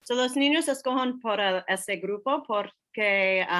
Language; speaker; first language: Spanish; non-native, learner; English